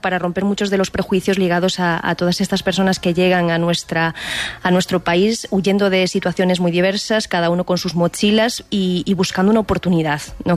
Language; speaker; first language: Spanish; native; Spanish